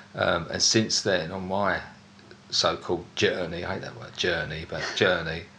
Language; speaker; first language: English; native; English